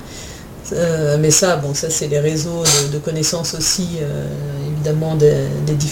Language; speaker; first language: French; native; French